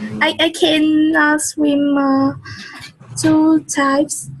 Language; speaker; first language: English; non-native, learner; Vietnamese